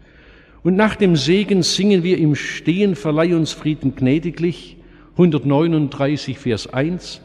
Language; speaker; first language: German; native; German